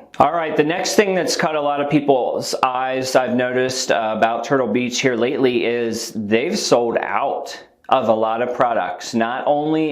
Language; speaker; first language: English; native; English